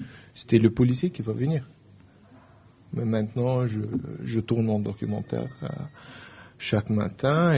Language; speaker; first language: French; non-native, learner; Arabic